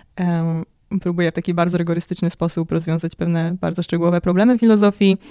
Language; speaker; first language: Polish; native; Polish